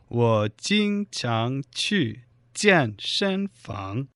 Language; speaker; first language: Chinese; non-native, learner; English